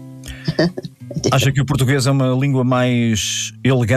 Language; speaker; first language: Portuguese; native; Portuguese